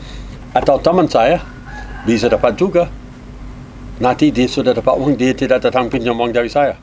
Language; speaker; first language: Indonesian; non-native, learner; English